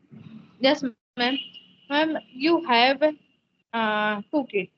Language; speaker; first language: English; non-native, local second language; Hindi